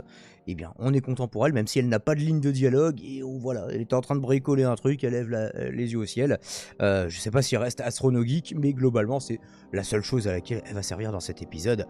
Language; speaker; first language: French; native; French